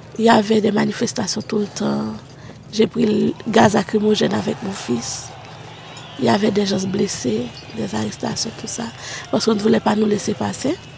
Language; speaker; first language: French; non-native, local second language; Haitian Creole